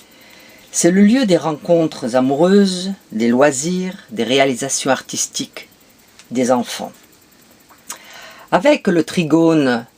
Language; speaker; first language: French; native; French